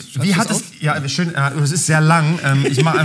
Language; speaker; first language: German; native; German